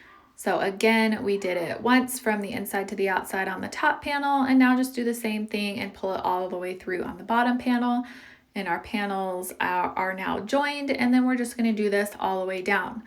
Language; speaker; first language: English; native; English